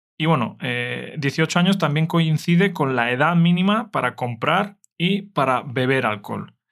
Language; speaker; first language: Spanish; native; Spanish